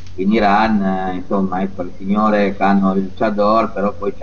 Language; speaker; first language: Italian; native; Italian